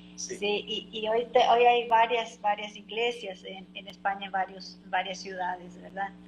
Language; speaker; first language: Spanish; non-native, fluent; Portuguese